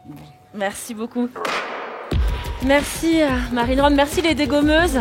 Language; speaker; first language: French; native; French